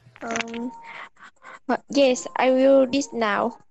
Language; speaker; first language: English; non-native, learner; Vietnamese